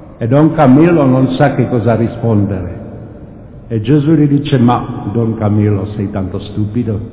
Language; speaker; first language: Italian; non-native, fluent; Czech